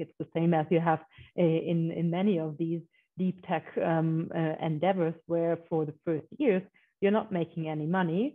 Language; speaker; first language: English; non-native, fluent; German